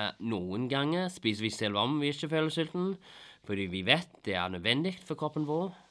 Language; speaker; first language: Norwegian; non-native, fluent; English